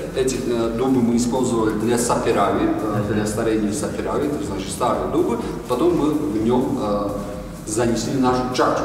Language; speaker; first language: Russian; non-native, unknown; Georgian